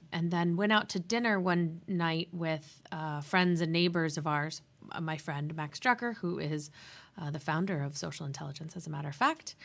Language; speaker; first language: English; native; English